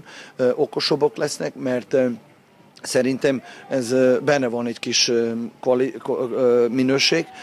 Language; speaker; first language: Hungarian; non-native, fluent; Serbian